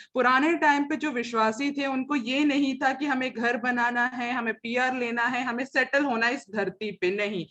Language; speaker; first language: Hindi; non-native, local second language; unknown